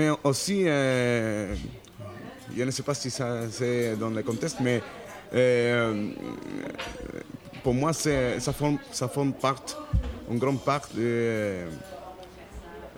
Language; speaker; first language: French; non-native, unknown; Spanish